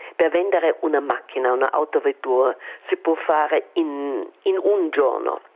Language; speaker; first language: Italian; non-native, fluent; German